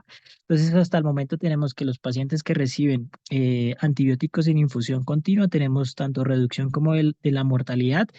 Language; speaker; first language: Spanish; native; Spanish